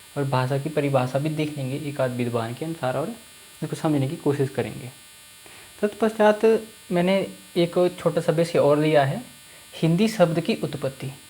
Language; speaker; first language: Hindi; native; Hindi